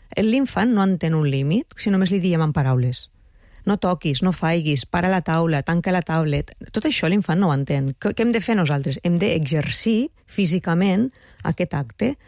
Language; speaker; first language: Catalan; native; Catalan